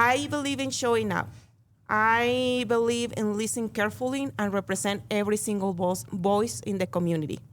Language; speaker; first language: English; non-native, learner; Spanish